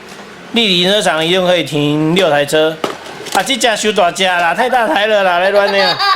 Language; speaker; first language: Chinese; native; Chinese